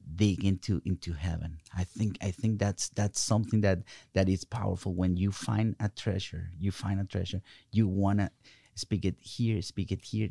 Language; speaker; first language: English; non-native, fluent; Spanish